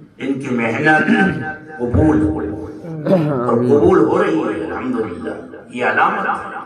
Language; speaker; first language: Urdu; native; Urdu